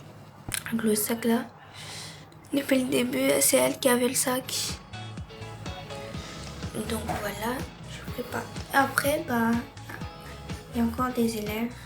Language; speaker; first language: French; native; French